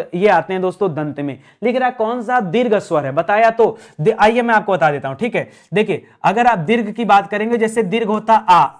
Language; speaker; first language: Hindi; native; Hindi